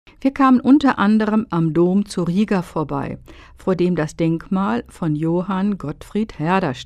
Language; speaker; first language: German; native; German